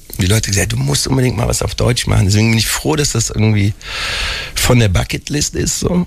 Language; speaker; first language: German; native; German